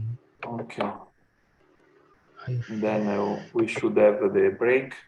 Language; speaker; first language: English; non-native, fluent; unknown